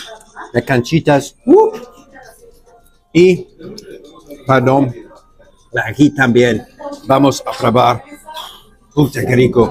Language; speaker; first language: Spanish; non-native, learner; English